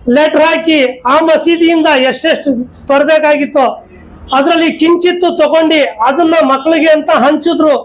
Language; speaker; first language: Kannada; non-native, local second language; Urdu